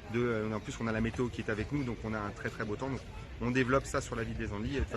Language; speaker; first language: French; native; French